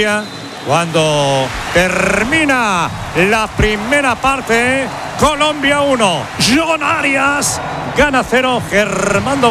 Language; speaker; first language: Spanish; native; Spanish